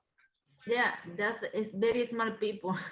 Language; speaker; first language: English; non-native, learner; Spanish